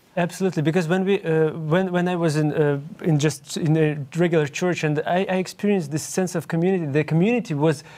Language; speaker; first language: English; non-native, fluent; Ukrainian